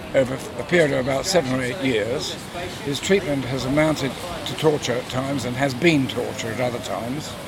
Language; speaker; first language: English; native; English